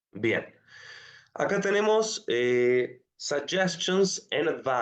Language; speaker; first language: English; non-native, fluent; Spanish